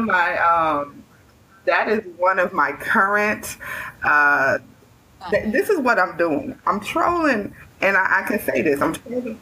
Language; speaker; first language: English; native; English